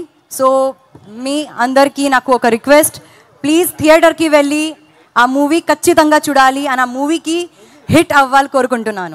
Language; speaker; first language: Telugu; non-native, learner; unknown